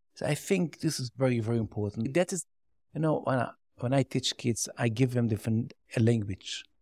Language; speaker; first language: English; non-native, learner; Yiddish